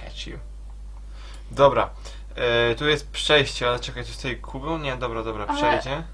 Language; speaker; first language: Polish; native; Polish